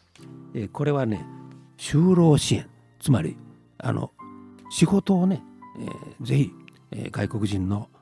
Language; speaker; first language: Japanese; native; Japanese